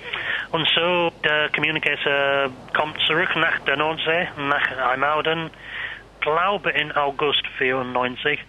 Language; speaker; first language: German; non-native, learner; English